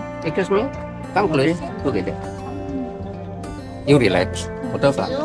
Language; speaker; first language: English; non-native, learner; Indonesian